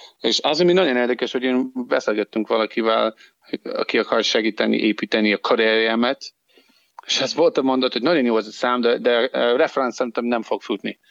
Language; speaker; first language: Hungarian; non-native, learner; English